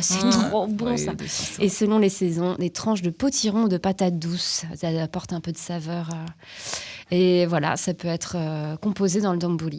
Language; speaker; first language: French; native; French